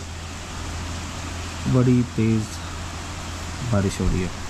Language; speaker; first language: Urdu; native; Urdu